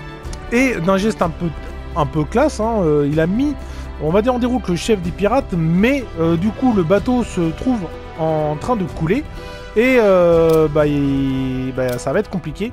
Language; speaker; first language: French; native; French